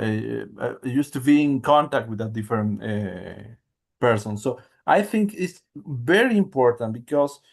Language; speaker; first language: English; non-native, learner; Spanish